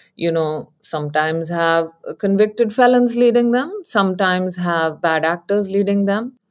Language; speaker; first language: English; non-native, local second language; Hindi